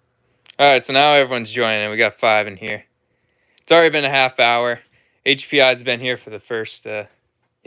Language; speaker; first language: English; native; English